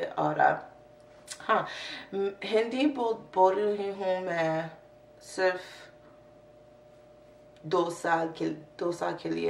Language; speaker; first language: Hindi; non-native, learner; English